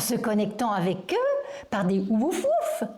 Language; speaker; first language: French; native; French